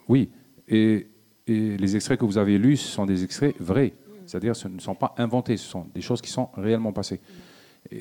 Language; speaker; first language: French; non-native, local second language; Arabic